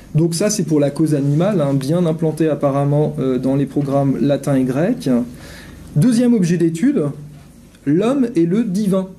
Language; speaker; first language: French; native; French